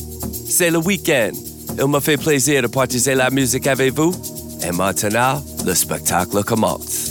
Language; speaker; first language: French; non-native, learner; English